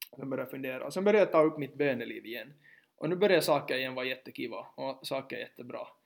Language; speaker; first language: Swedish; native; Swedish